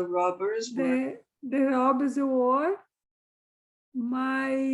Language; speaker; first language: English; non-native, learner; Portuguese